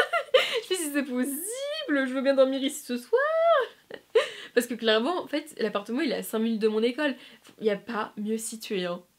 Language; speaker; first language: French; native; French